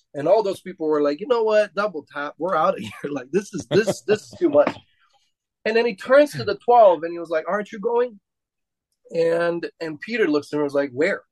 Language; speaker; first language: English; non-native, fluent; Romanian